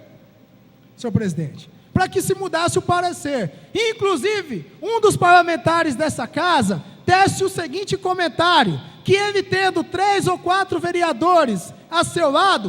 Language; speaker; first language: Portuguese; native; Portuguese